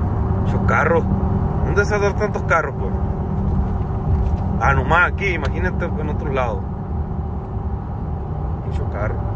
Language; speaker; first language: Spanish; native; Spanish